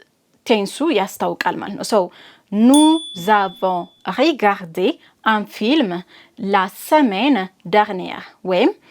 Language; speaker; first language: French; non-native, fluent; Amharic